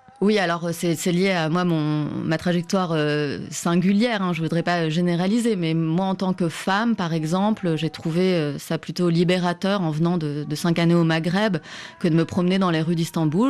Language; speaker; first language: French; native; French